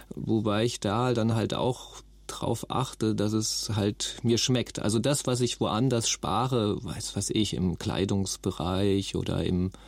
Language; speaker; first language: German; native; German